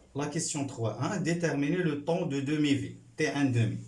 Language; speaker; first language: French; non-native, local second language; Arabic